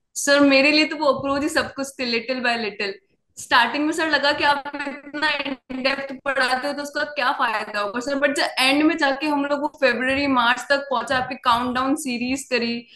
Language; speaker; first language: Hindi; native; Hindi